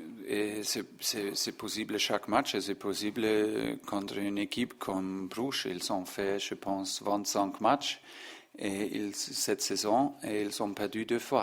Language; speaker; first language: French; non-native, learner; German